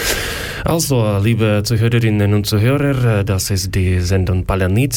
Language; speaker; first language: German; non-native, learner; Ukrainian